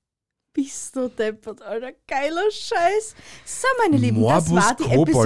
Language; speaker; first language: German; native; German